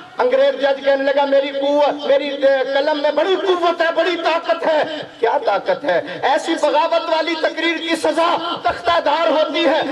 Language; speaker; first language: Urdu; non-native, local second language; Punjabi